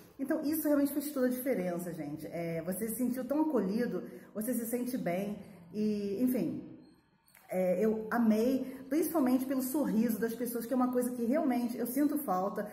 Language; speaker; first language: Portuguese; native; Portuguese